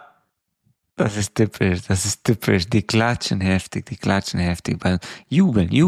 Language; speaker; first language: German; non-native, fluent; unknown